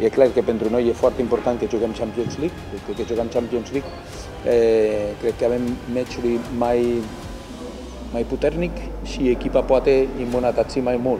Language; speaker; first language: Romanian; non-native, learner; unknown